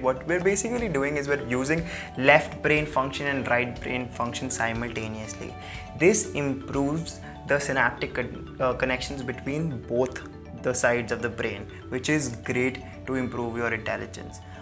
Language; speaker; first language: English; non-native, local second language; Hindi